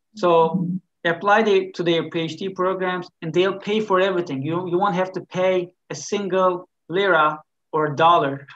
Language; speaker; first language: English; non-native, fluent; Turkish